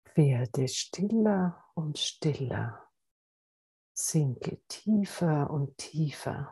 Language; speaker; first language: German; native; German